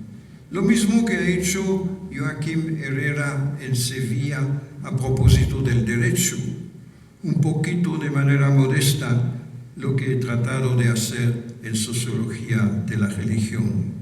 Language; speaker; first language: Spanish; non-native, fluent; French